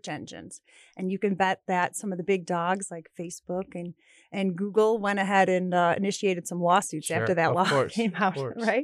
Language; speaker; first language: English; native; English